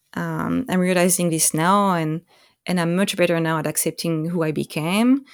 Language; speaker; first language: English; non-native, fluent; French